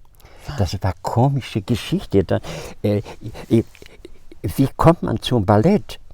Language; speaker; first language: German; non-native, fluent; Polish